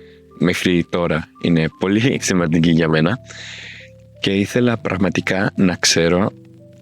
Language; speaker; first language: Greek; non-native, fluent; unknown